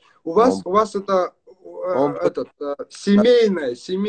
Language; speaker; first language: Russian; native; Russian